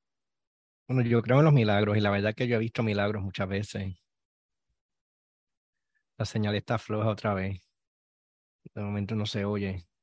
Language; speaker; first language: Spanish; native; Spanish